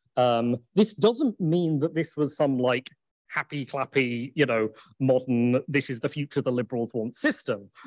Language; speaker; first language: English; native; English